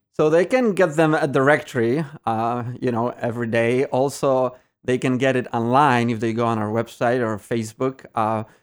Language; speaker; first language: English; non-native, fluent; Polish